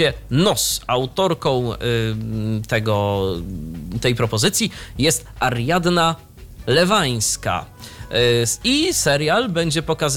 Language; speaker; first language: Polish; native; Polish